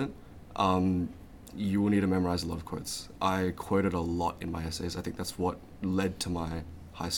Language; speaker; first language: English; early bilingual, other home language; Chinese